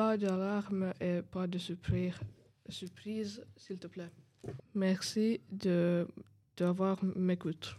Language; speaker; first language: French; non-native, learner; English